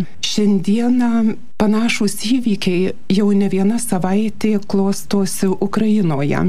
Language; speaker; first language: Lithuanian; native; Lithuanian